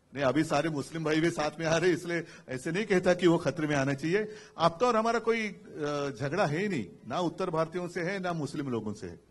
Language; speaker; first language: Hindi; non-native, local second language; Marathi